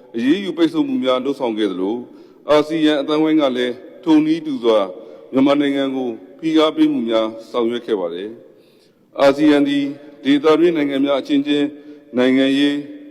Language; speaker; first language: Burmese; native; Burmese